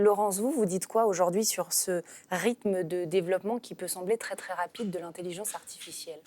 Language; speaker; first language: French; native; French